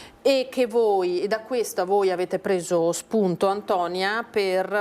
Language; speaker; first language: Italian; native; Italian